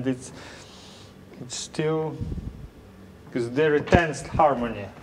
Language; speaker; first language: English; non-native, learner; Russian